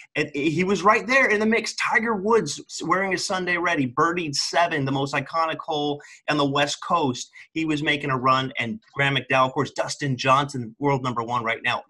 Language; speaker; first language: English; native; English